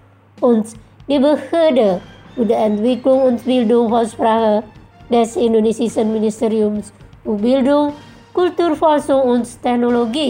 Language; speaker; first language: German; non-native, fluent; Indonesian